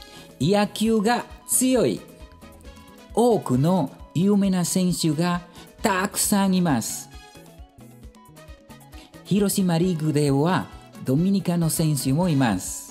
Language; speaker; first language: Japanese; non-native, fluent; Spanish